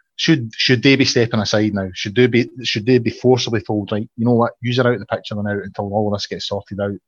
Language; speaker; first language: English; native; English